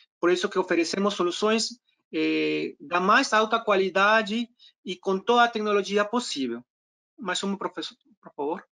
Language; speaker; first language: Portuguese; non-native, fluent; Spanish